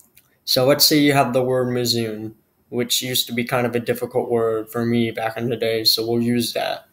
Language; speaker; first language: English; native; English